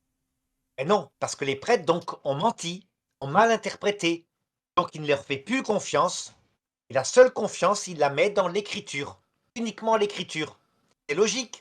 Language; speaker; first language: French; native; French